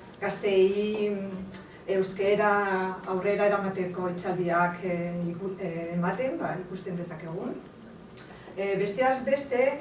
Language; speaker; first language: Basque; non-native, local second language; Spanish